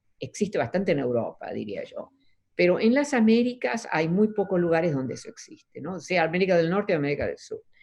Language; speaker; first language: Spanish; early bilingual, other home language; Dutch